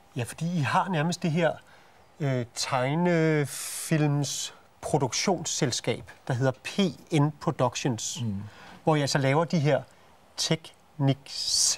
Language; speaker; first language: Danish; native; Danish